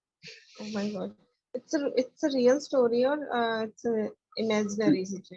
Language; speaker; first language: English; non-native, learner; Hindi